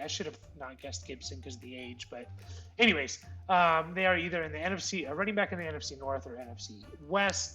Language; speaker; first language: English; native; English